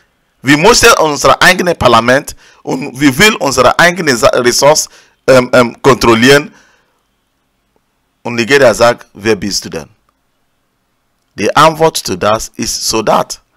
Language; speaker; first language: German; non-native, learner; Igbo